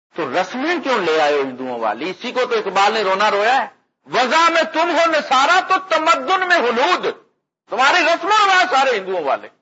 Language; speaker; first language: Urdu; non-native, local second language; Punjabi